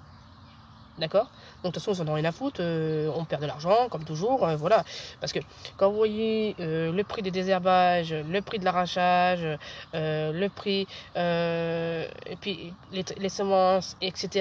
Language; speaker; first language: French; native; French